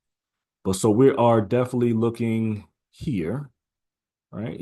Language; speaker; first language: English; native; English